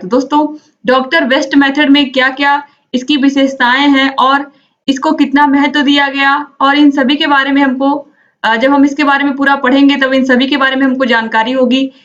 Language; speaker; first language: Hindi; native; Hindi